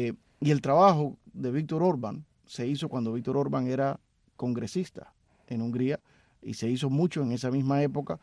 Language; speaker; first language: Spanish; native; Spanish